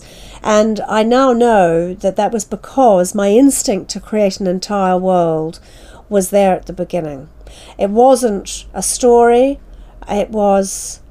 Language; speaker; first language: English; native; English